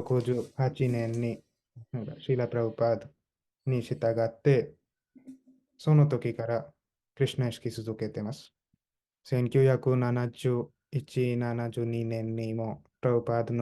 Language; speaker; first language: Japanese; non-native, fluent; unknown